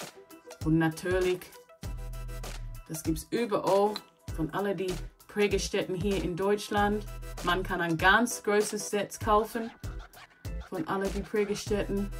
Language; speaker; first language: German; non-native, learner; English